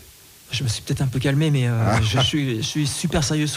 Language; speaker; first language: French; native; French